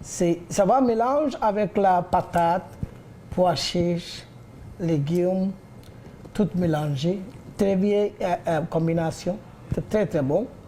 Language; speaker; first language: French; non-native, learner; Bangla